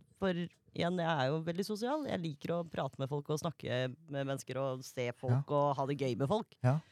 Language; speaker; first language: Norwegian; native; Norwegian